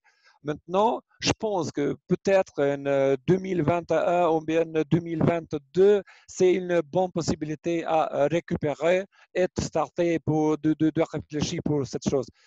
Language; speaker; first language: French; non-native, learner; Albanian